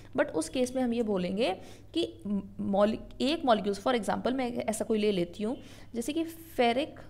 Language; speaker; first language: Hindi; native; Hindi